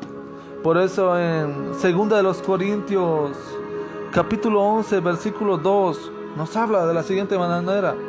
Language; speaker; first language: Spanish; native; Spanish